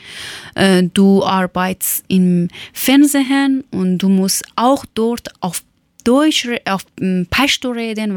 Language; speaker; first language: German; non-native, learner; Persian